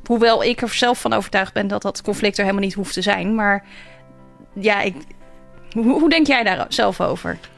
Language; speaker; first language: Dutch; native; Dutch